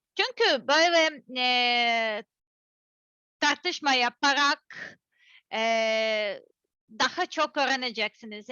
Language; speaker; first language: Turkish; non-native, learner; Serbian